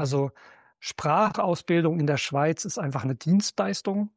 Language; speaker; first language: German; native; German